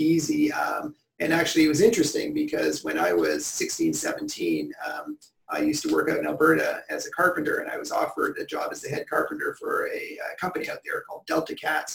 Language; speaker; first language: English; native; English